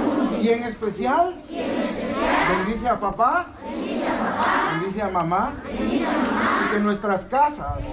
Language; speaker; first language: Spanish; native; Spanish